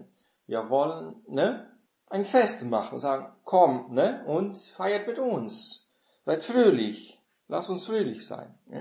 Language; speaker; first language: German; non-native, fluent; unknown